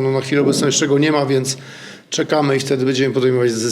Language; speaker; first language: Polish; native; Polish